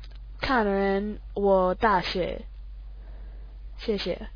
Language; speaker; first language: Chinese; non-native, learner; English